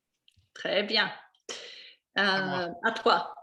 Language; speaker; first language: French; non-native, fluent; English